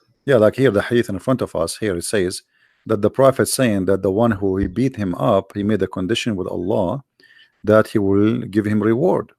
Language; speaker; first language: English; non-native, local second language; Arabic